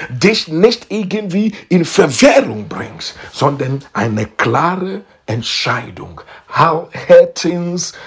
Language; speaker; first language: German; non-native, learner; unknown